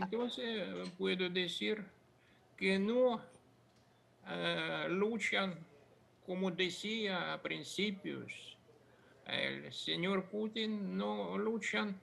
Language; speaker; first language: Spanish; non-native, fluent; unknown